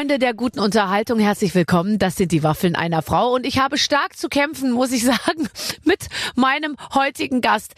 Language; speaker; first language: German; native; German